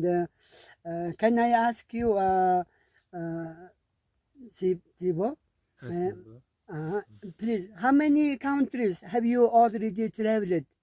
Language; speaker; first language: English; non-native, learner; Mongolian